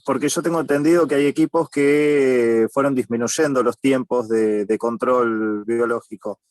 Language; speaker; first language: Spanish; native; Spanish